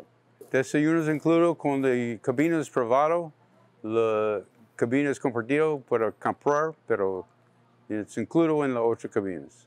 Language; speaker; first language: Spanish; non-native, learner; English